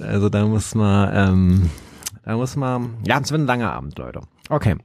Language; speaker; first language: German; native; German